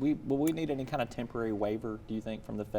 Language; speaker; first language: English; native; English